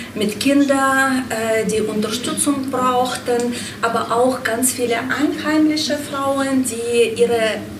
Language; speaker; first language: German; non-native, fluent; Ukrainian